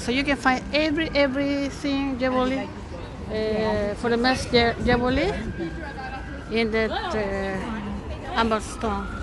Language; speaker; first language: English; non-native, learner; Spanish